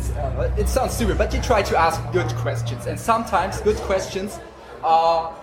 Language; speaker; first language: English; non-native, fluent; German